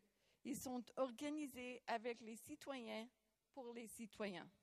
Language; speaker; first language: French; non-native, local second language; English